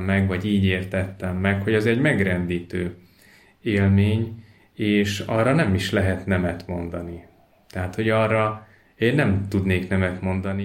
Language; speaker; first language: Hungarian; native; Hungarian